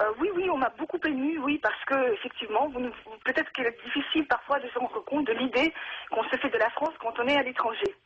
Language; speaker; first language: French; non-native, fluent; Russian